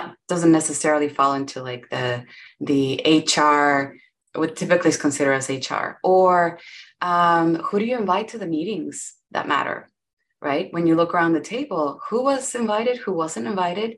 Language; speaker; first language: English; non-native, fluent; Spanish